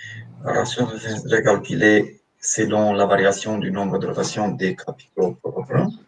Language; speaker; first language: French; non-native, fluent; Romanian